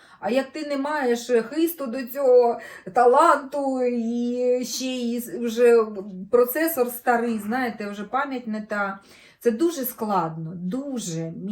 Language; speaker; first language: Ukrainian; non-native, local second language; Russian